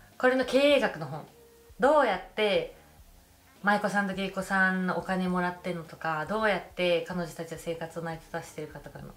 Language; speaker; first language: Japanese; native; Japanese